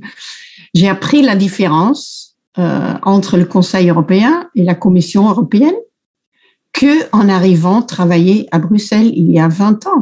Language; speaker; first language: French; non-native, fluent; Dutch